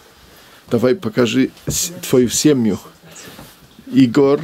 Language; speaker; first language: Russian; non-native, learner; German